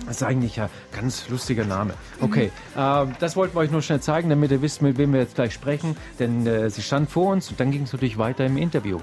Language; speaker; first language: German; native; German